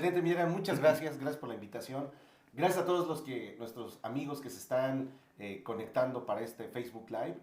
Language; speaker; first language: Spanish; native; Spanish